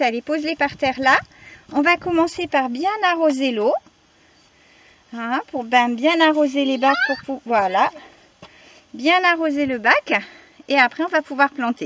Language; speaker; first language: French; native; French